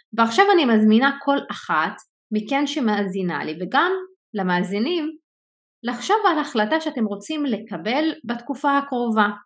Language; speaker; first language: Hebrew; non-native, local second language; Arabic